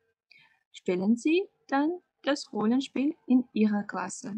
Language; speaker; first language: German; non-native, fluent; Russian